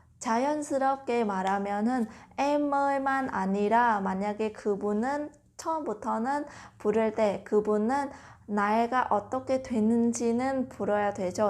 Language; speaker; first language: Korean; non-native, fluent; Vietnamese